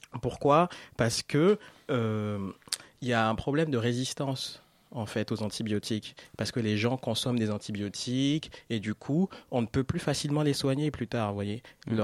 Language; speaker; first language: French; non-native, local second language; Fon